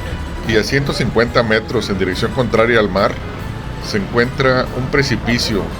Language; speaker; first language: Spanish; native; Spanish